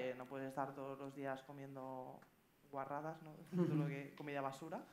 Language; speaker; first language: Spanish; native; Spanish